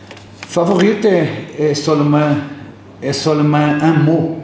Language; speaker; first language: French; non-native, learner; Portuguese